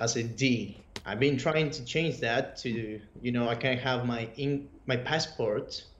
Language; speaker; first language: English; non-native, fluent; Greek